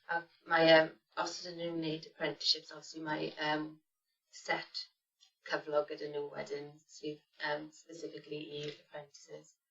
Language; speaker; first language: Welsh; non-native, local second language; English